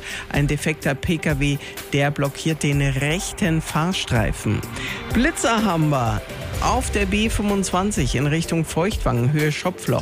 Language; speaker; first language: German; native; German